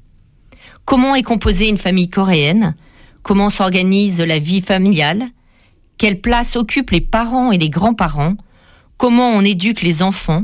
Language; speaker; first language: French; native; French